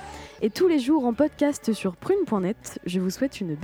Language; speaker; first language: French; native; French